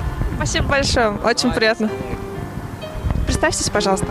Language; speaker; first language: Russian; native; Russian